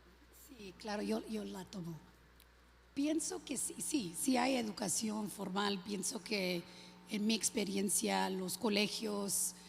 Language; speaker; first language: Spanish; early bilingual, other home language; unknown